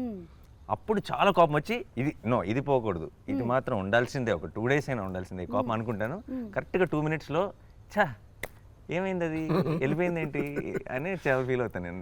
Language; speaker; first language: Telugu; native; Telugu